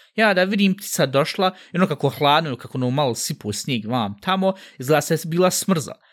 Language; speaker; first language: Bosnian; native; Bosnian